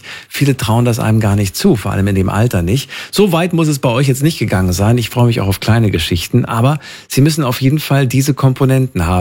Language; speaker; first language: German; native; German